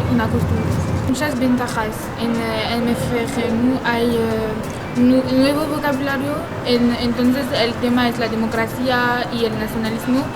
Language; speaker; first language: Spanish; non-native, learner; French